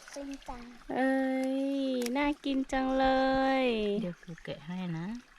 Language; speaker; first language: Thai; non-native, local second language; Iu Mien